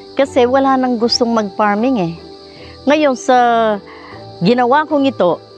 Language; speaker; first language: Filipino; non-native, local second language; Pampanga